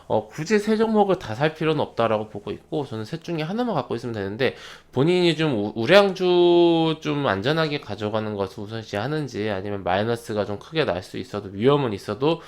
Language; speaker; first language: Korean; native; Korean